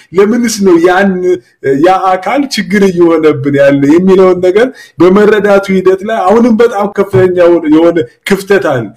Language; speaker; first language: Amharic; non-native, local second language; Oromo